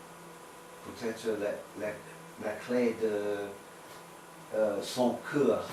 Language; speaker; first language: French; non-native, learner; English